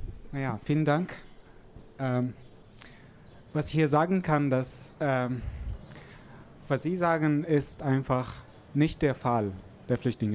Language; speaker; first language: German; non-native, fluent; Arabic